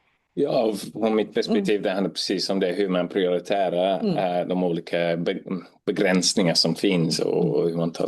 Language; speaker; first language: Swedish; non-native, fluent; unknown